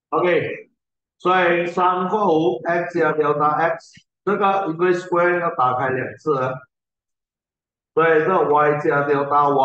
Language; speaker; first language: Chinese; native; Chinese